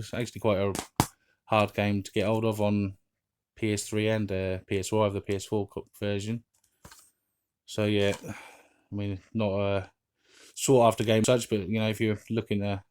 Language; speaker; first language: English; native; English